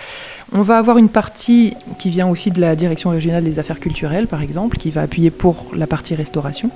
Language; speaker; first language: French; native; French